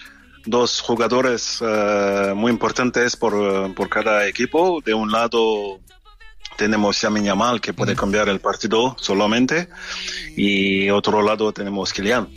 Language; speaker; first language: Spanish; non-native, learner; French